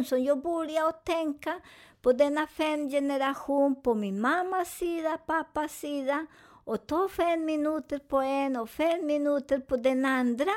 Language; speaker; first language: Swedish; non-native, fluent; Spanish